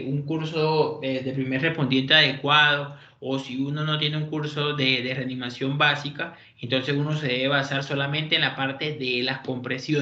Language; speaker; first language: Spanish; native; Spanish